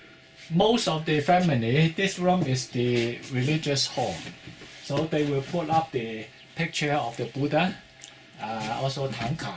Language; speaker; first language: English; non-native, fluent; Chinese